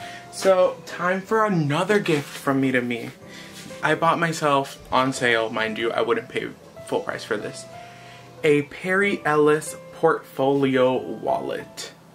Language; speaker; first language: English; early bilingual, other home language; Spanish